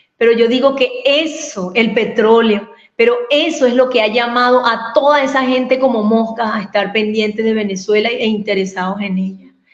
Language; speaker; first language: Spanish; native; Spanish